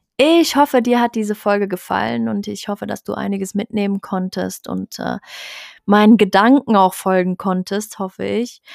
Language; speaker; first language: German; early bilingual, other home language; Riffian